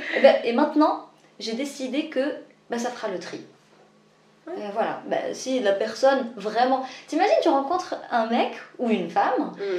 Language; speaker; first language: French; non-native, local second language; Arabic